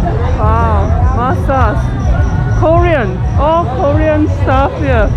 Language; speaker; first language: English; non-native, learner; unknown